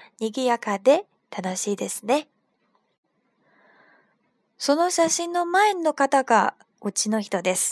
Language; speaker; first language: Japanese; non-native, fluent; Chinese